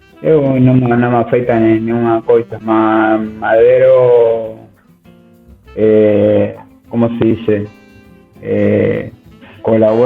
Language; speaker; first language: Portuguese; non-native, learner; Spanish